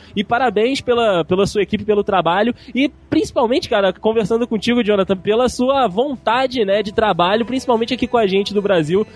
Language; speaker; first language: Portuguese; native; Portuguese